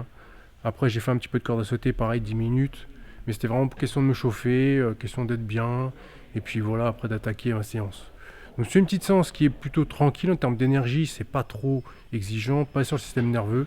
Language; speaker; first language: French; native; French